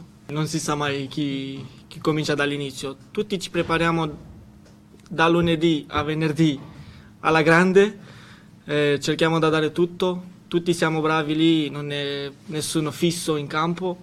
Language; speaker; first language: Italian; non-native, learner; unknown